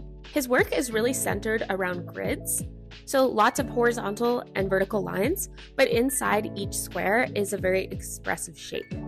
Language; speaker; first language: English; native; English